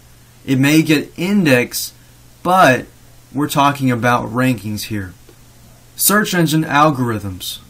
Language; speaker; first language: English; native; English